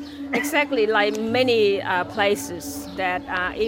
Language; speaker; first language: English; non-native, fluent; Thai